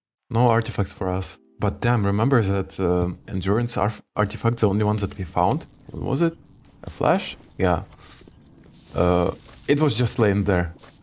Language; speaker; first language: English; non-native, fluent; Russian